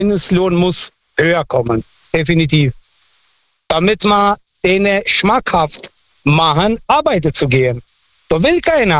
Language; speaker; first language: German; non-native, local second language; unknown